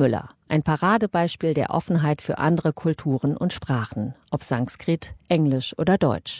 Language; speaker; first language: German; native; German